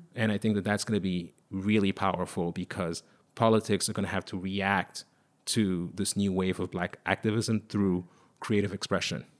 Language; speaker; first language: English; non-native, fluent; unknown